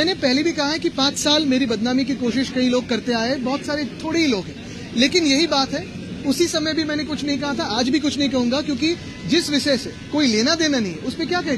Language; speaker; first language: Hindi; non-native, local second language; Marathi